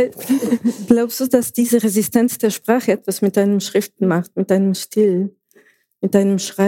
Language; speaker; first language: German; non-native, fluent; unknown